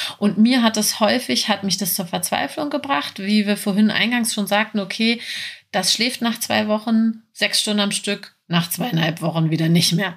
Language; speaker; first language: German; native; German